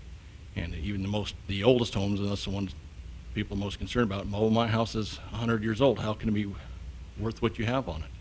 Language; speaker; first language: English; native; English